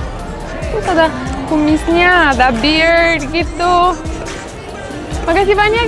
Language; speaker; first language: Indonesian; non-native, fluent; Romanian